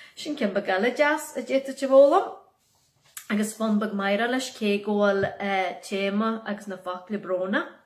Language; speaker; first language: Irish; native; Irish